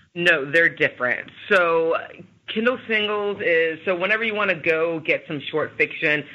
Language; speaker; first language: English; native; English